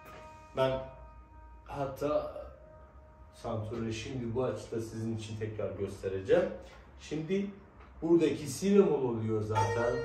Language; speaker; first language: Turkish; non-native, fluent; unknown